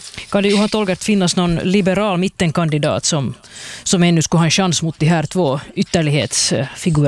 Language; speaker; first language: Swedish; native; Swedish